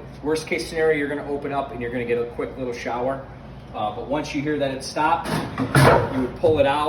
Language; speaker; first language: English; native; English